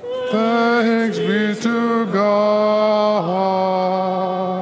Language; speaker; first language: English; native; English